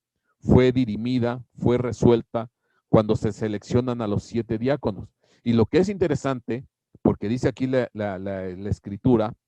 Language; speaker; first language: Spanish; native; Spanish